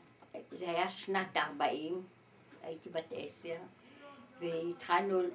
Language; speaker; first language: Hebrew; early bilingual, other home language; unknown